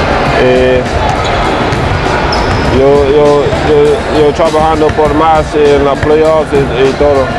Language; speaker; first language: Spanish; non-native, learner; English